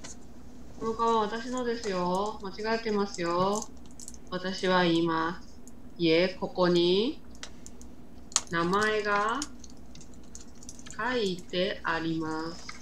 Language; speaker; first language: Japanese; non-native, fluent; Vietnamese